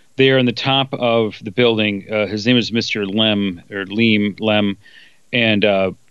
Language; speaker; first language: English; native; English